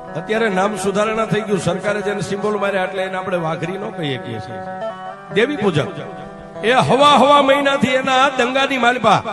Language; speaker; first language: Gujarati; native; Gujarati